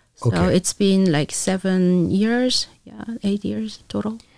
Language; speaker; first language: English; non-native, fluent; Korean